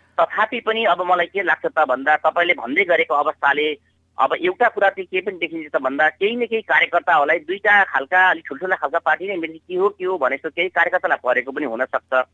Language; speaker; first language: Nepali; native; Nepali